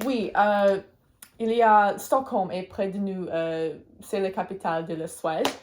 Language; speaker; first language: French; non-native, learner; Swedish